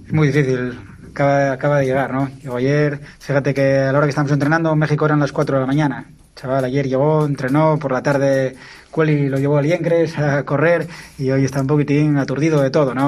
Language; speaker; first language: Spanish; native; Spanish